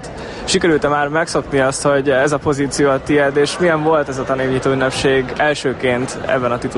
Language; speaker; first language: Hungarian; native; Hungarian